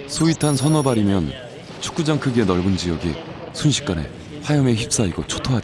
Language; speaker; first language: Korean; native; Korean